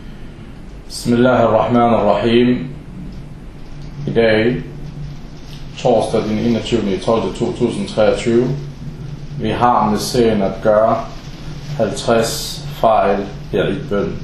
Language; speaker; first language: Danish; non-native, fluent; Arabic